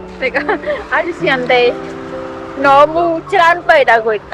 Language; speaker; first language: Korean; non-native, learner; Khmer